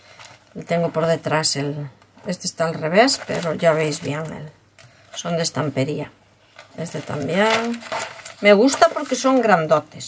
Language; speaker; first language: Spanish; native; Spanish